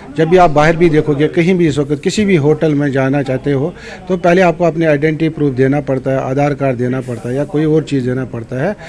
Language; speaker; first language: Urdu; non-native, local second language; Kashmiri